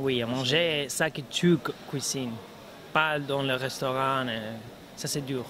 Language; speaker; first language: French; non-native, learner; Spanish